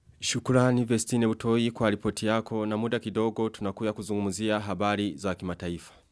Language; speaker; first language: Swahili; non-native, local second language; Rundi